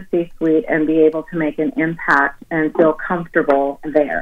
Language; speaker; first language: English; native; English